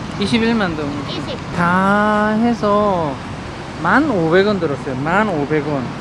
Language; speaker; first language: Korean; native; Korean